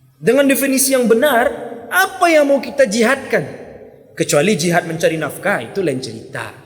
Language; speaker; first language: Malay; non-native, local second language; Minangkabau